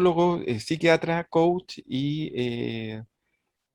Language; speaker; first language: Spanish; native; Spanish